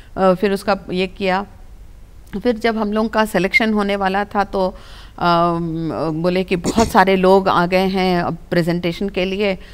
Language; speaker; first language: Hindi; non-native, local second language; Telugu